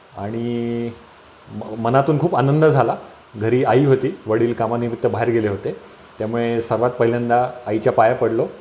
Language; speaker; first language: Marathi; native; Marathi